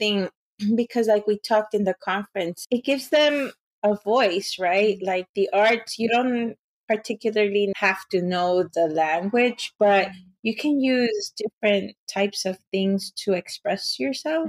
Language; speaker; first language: English; early bilingual, other home language; Spanish